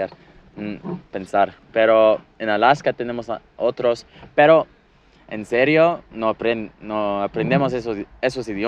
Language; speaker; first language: Spanish; non-native, fluent; English